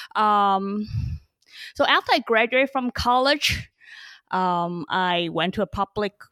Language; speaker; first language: English; early bilingual, other home language; Chinese